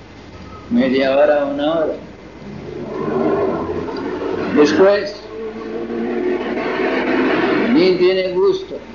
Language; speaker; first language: Spanish; non-native, fluent; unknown